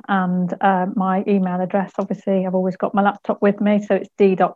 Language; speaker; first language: English; native; English